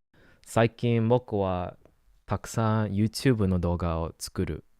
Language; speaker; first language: Japanese; non-native, learner; English